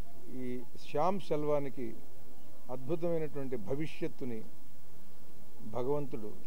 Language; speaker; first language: Telugu; native; Telugu